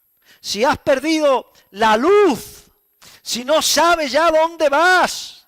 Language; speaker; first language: Spanish; native; Spanish